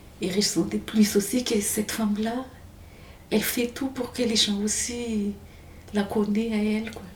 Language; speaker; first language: French; non-native, local second language; Malagasy